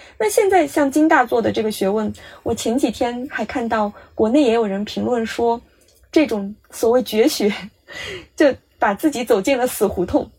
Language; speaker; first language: Chinese; native; Chinese